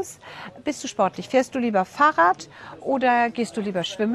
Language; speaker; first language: German; native; German